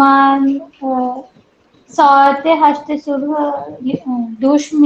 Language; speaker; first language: Persian; non-native, learner; Urdu